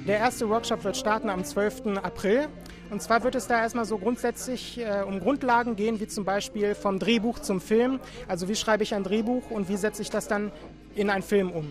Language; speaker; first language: German; native; German